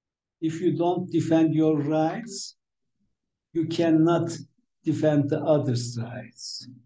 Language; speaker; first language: English; non-native, fluent; Turkish